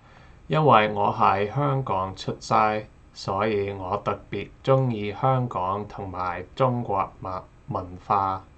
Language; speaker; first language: Cantonese; non-native, learner; English